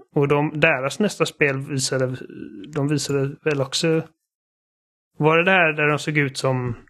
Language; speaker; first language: Swedish; native; Swedish